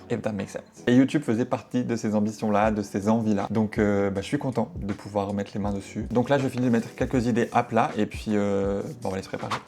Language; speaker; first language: French; native; French